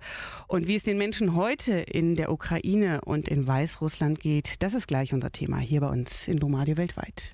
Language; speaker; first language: German; native; German